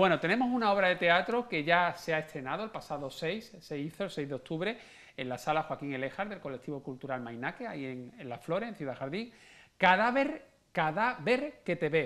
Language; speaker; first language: Spanish; native; Spanish